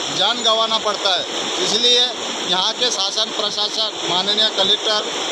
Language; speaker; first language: Hindi; non-native, local second language; Marathi